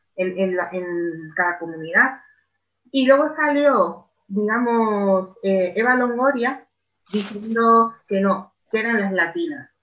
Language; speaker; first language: Spanish; native; Spanish